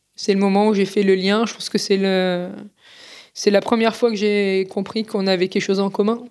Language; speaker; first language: French; native; French